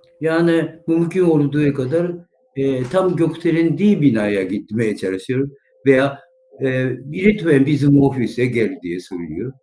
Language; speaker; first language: Turkish; non-native, learner; Japanese